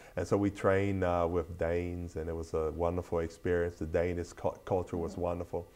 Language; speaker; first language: English; native; English